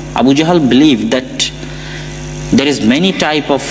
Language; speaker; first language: English; non-native, local second language; Bangla